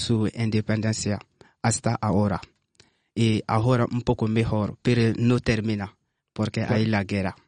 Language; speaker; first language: Spanish; non-native, learner; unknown